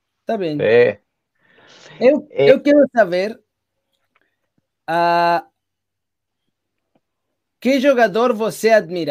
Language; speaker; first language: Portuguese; non-native, learner; Spanish